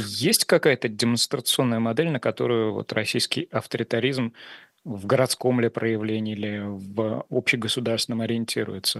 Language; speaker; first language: Russian; native; Russian